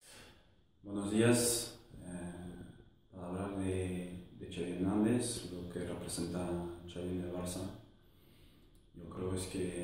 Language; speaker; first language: Spanish; non-native, fluent; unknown